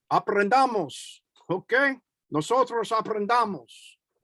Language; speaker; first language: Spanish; non-native, learner; English